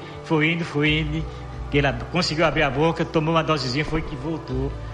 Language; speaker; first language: Portuguese; native; Portuguese